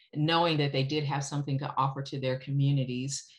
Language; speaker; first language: English; native; English